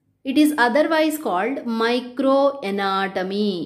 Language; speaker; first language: English; non-native, local second language; Telugu